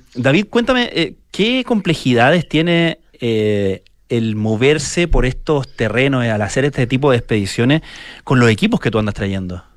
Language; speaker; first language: Spanish; native; Spanish